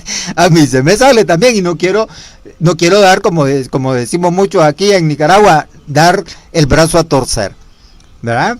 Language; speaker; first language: Spanish; native; Spanish